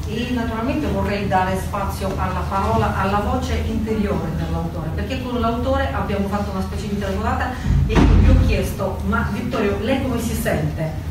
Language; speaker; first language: Italian; non-native, fluent; Russian